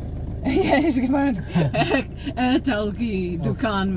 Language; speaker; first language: Hindi; non-native, learner; English